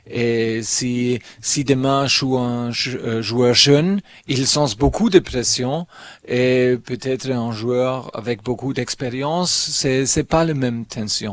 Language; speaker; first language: French; non-native, learner; German